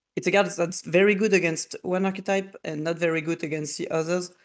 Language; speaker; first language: English; non-native, fluent; French